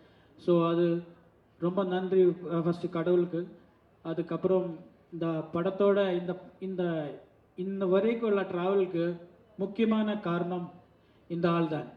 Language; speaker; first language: Tamil; non-native, learner; Malayalam